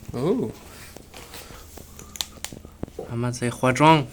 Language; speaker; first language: Chinese; non-native, learner; French